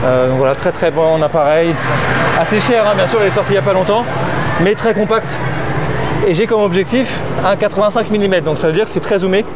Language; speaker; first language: French; native; French